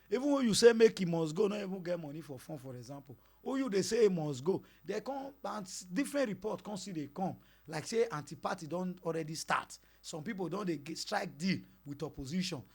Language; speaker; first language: Nigerian Pidgin; non-native, local second language; Bini